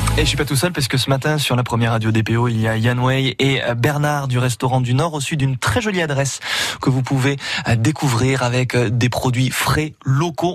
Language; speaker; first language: French; native; French